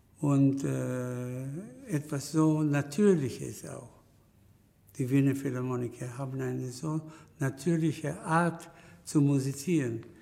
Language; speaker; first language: German; non-native, fluent; Spanish